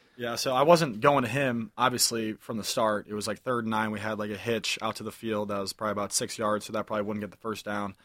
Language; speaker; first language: English; native; English